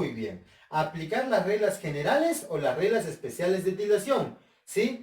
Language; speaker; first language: Spanish; native; Spanish